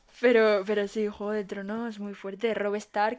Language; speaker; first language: Spanish; native; Spanish